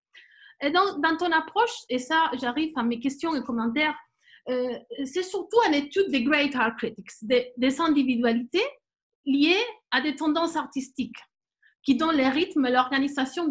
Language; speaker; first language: French; non-native, fluent; Spanish